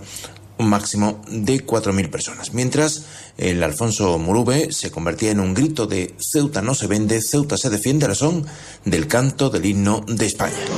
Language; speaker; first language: Spanish; native; Spanish